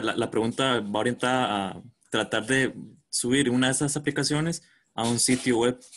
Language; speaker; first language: Spanish; native; Spanish